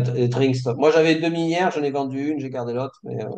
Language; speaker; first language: French; native; French